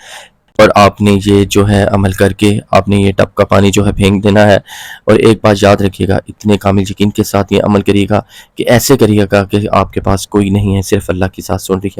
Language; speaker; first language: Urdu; non-native, local second language; Punjabi